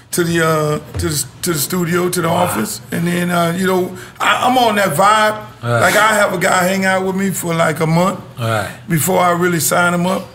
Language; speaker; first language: English; native; English